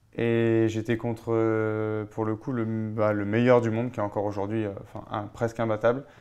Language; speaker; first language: French; native; French